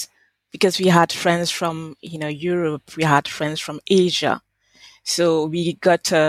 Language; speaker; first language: English; non-native, fluent; French